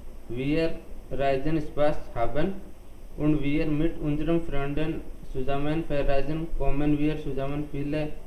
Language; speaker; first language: German; non-native, learner; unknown